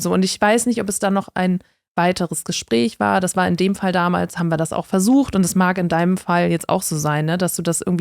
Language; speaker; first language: German; native; German